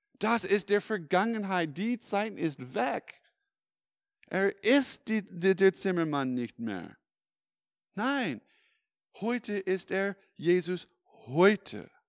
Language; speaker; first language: German; non-native, fluent; English